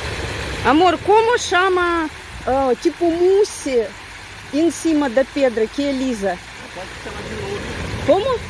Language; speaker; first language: Portuguese; non-native, fluent; Russian